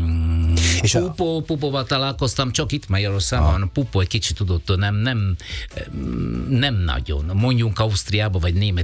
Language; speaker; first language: Hungarian; non-native, fluent; Italian